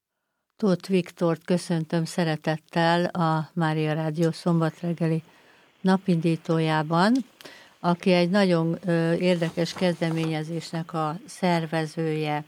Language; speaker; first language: Hungarian; native; Hungarian